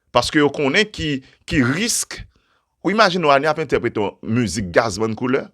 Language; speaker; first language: Haitian Creole; native; Haitian Creole